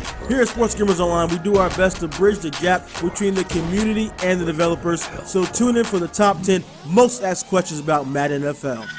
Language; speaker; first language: English; native; English